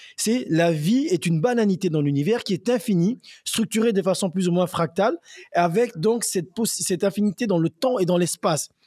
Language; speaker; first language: French; native; French